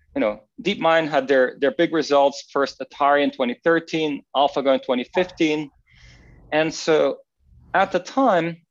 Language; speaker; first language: English; non-native, fluent; Dutch